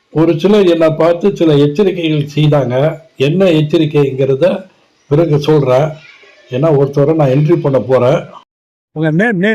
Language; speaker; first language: Tamil; native; Tamil